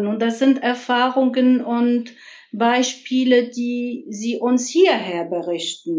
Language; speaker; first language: German; non-native, fluent; Arabic